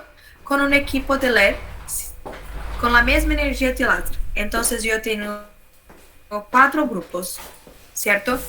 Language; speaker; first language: Spanish; non-native, learner; Portuguese